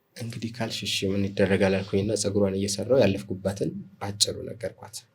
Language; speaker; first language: Amharic; non-native, local second language; Oromo